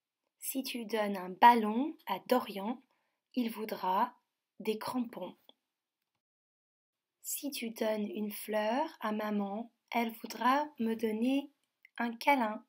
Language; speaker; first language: French; native; French